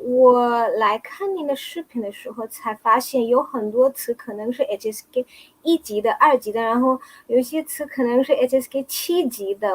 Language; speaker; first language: Chinese; non-native, fluent; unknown